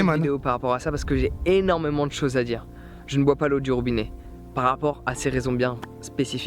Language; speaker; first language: French; native; French